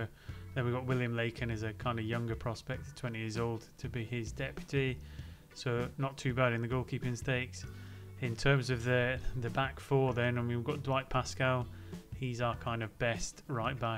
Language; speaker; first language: English; native; English